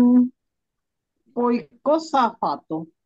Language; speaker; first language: Italian; non-native, learner; Spanish